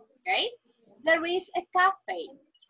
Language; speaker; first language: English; non-native, fluent; Spanish